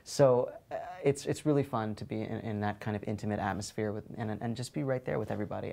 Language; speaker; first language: English; native; English